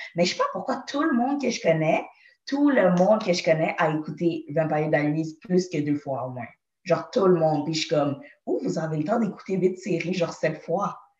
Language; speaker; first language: French; native; French